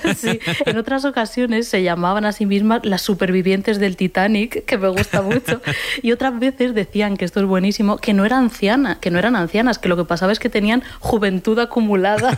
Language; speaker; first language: Spanish; native; Spanish